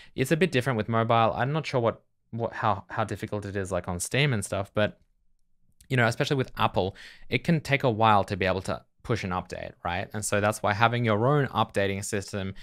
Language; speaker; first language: English; native; English